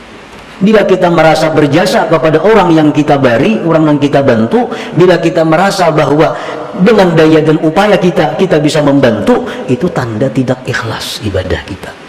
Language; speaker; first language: Indonesian; non-native, local second language; Banjar